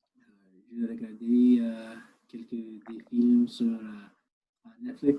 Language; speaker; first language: French; non-native, learner; English